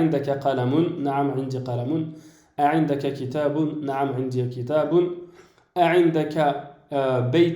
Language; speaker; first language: Arabic; non-native, fluent; French